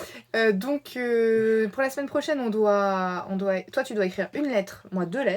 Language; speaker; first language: French; native; French